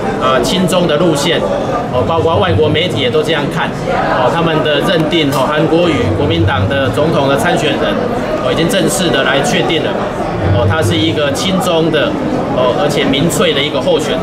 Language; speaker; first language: Chinese; native; Chinese